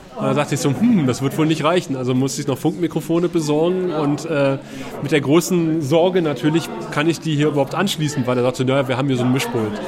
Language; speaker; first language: German; native; German